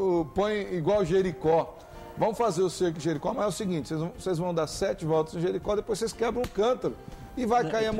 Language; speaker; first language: Portuguese; native; Portuguese